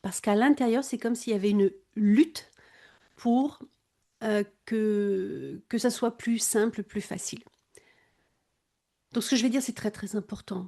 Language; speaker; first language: French; native; French